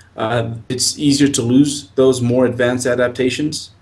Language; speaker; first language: English; native; English